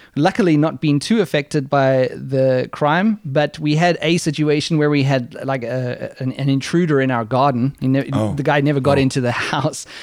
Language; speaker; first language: English; native; English